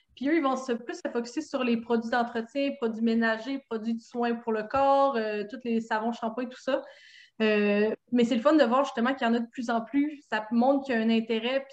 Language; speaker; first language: French; native; French